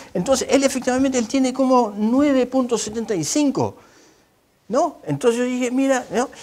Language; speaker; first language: Spanish; non-native, fluent; Dutch